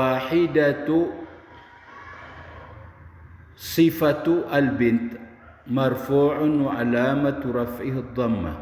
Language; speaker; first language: Arabic; non-native, fluent; Filipino